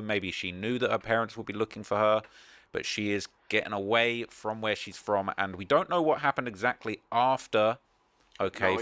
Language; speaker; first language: English; native; English